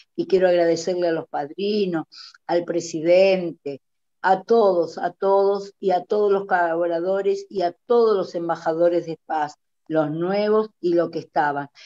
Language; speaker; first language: Spanish; non-native, fluent; Italian